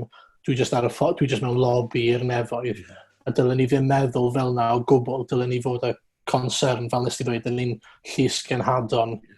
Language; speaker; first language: Welsh; native; Welsh